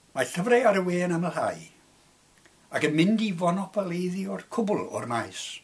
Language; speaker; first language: Welsh; non-native, local second language; English